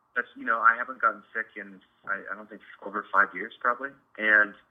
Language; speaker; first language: English; native; English